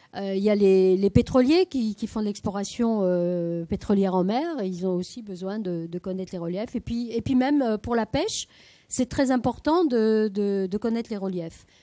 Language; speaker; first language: French; native; French